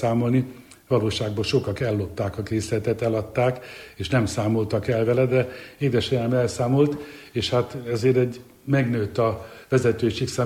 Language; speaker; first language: Hungarian; native; Hungarian